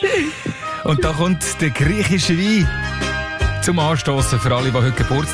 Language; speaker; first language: German; native; German